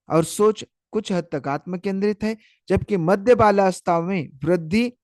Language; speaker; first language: Hindi; non-native, local second language; Marathi